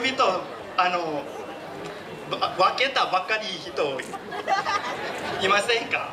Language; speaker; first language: Japanese; non-native, learner; Thai